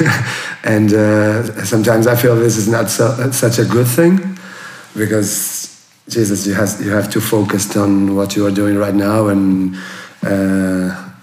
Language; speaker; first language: English; non-native, fluent; Portuguese